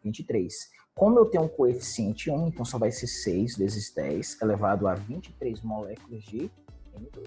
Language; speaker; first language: Portuguese; native; Portuguese